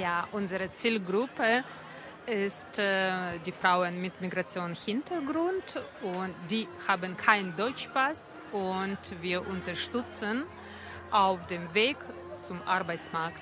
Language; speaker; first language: German; non-native, learner; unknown